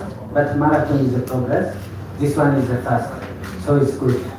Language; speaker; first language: English; non-native, learner; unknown